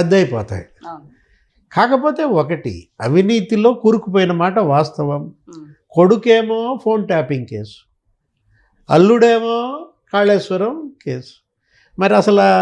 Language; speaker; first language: Telugu; native; Telugu